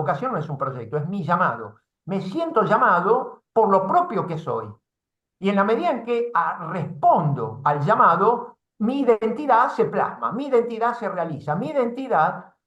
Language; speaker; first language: Spanish; native; Spanish